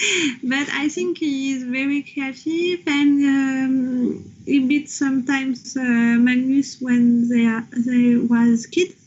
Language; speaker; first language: English; non-native, learner; French